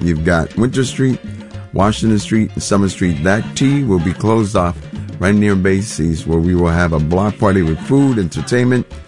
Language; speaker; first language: English; non-native, local second language; Spanish